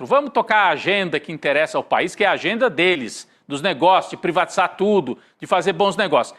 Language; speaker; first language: Portuguese; native; Portuguese